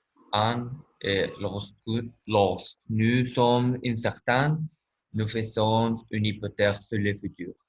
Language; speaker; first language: French; non-native, learner; Spanish